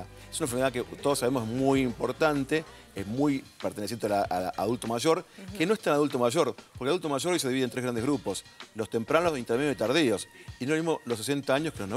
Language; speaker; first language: Spanish; native; Spanish